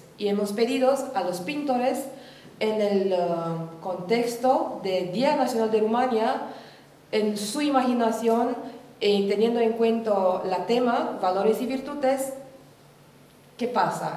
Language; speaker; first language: Spanish; non-native, learner; Romanian